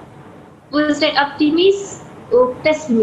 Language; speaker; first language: French; non-native, learner; Malay